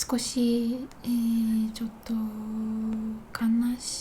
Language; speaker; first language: Japanese; non-native, learner; English